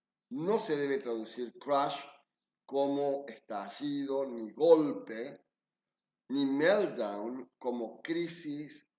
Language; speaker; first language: Spanish; native; Spanish